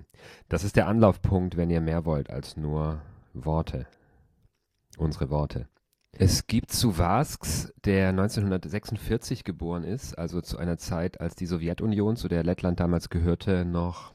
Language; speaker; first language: German; native; German